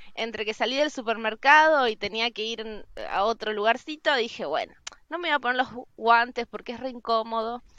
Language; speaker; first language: Spanish; native; Spanish